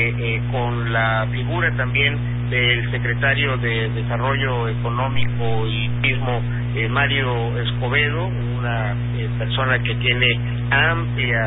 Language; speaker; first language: Spanish; native; Spanish